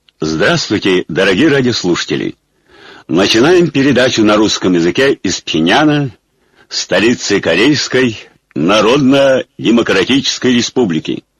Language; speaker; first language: Russian; non-native, fluent; Korean